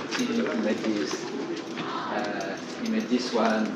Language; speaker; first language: English; non-native, fluent; French